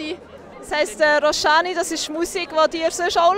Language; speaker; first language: German; native; German